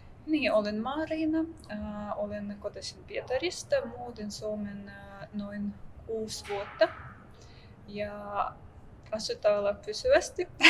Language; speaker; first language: Finnish; non-native, learner; Russian